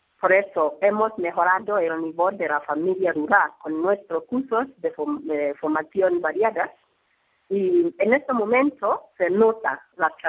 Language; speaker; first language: Spanish; non-native, learner; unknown